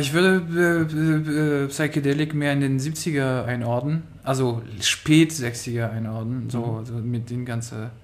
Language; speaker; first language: German; non-native, fluent; French